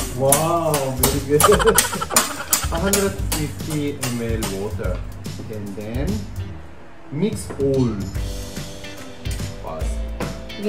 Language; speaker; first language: English; non-native, local second language; Filipino